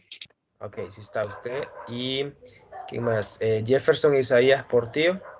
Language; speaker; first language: Spanish; native; Spanish